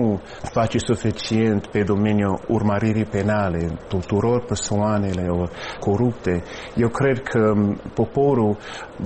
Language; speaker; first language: Romanian; non-native, fluent; English